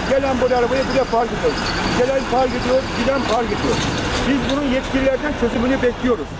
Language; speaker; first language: Turkish; native; Turkish